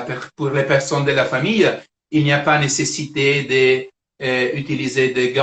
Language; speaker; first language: French; non-native, fluent; Italian